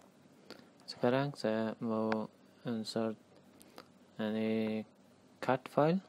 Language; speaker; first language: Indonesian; non-native, learner; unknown